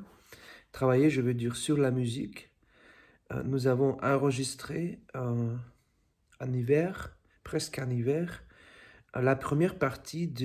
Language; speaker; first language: French; non-native, fluent; Russian